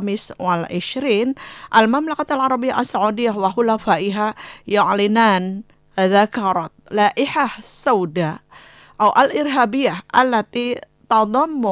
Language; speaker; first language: Arabic; non-native, fluent; Indonesian